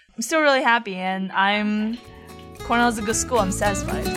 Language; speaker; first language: English; non-native, fluent; Chinese